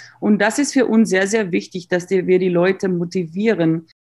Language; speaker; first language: German; non-native, learner; Afrikaans